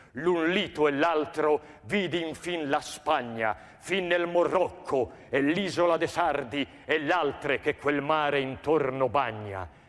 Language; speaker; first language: Italian; native; Italian